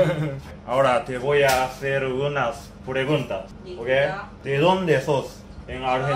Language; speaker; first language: Spanish; non-native, learner; Japanese